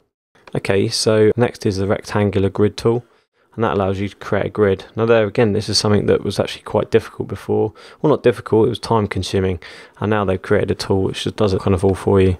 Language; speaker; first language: English; native; English